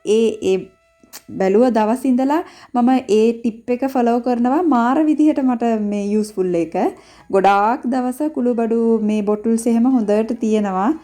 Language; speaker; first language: Sinhala; non-native, local second language; Tamil